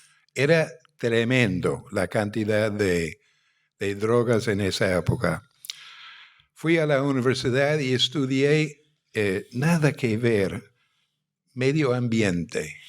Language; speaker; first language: Spanish; non-native, fluent; English